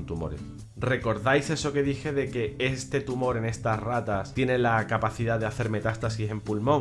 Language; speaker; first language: Spanish; native; Spanish